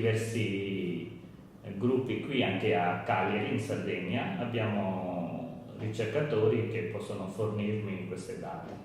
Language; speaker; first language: Italian; non-native, learner; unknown